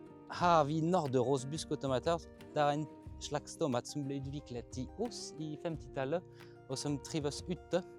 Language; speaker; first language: Norwegian; non-native, fluent; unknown